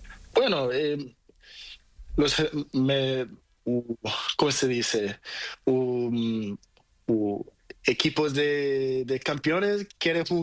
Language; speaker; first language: Spanish; non-native, learner; Portuguese